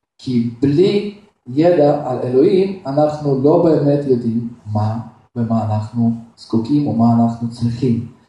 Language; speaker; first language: Hebrew; non-native, fluent; Russian